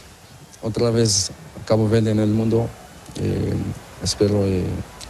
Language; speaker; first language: Spanish; non-native, learner; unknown